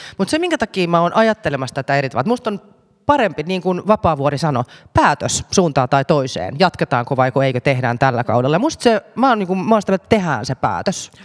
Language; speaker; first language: Finnish; native; Finnish